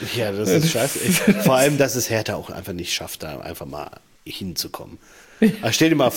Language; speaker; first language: German; native; German